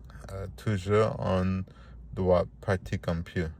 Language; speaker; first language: French; non-native, learner; Spanish